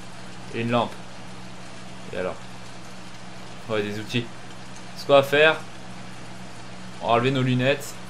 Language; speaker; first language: French; native; French